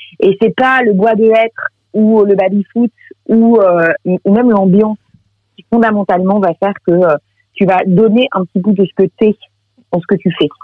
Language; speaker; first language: French; native; French